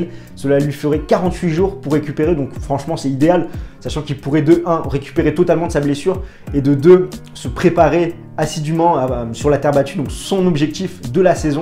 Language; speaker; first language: French; native; French